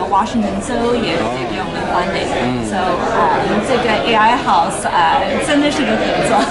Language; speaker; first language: Chinese; early bilingual, heritage; Chinese